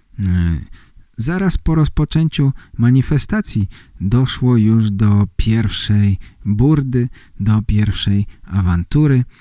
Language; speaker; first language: Polish; native; Polish